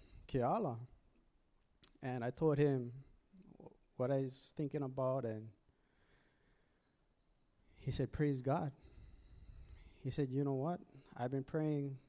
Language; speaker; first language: English; native; English